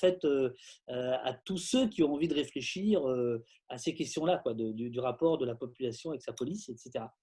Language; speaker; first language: French; native; French